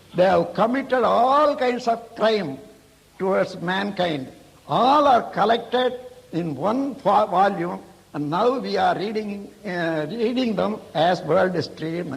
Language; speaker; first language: English; non-native, local second language; Tamil